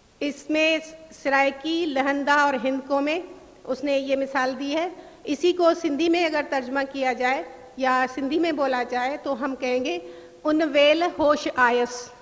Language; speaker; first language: Urdu; non-native, local second language; Sindhi